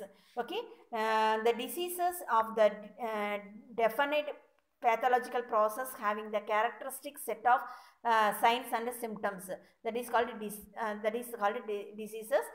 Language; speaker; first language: English; non-native, local second language; Tamil